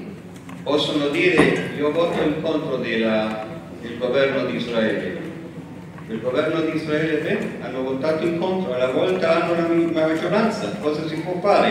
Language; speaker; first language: Italian; non-native, fluent; Spanish